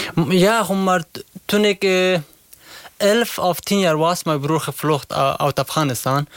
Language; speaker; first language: Dutch; non-native, learner; Persian